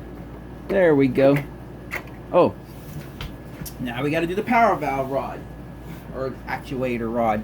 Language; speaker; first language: English; native; English